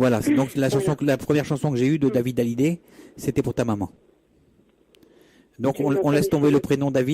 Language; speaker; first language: French; native; French